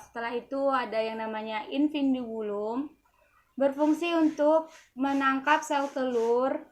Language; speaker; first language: Indonesian; native; Indonesian